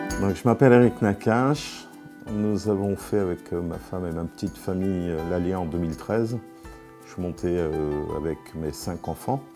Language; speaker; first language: French; native; French